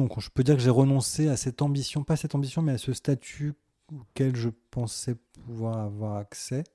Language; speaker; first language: French; native; French